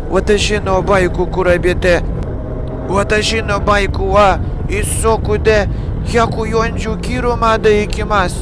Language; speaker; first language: Japanese; non-native, learner; Russian